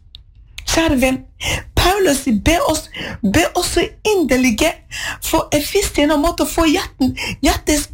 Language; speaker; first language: Norwegian; non-native, fluent; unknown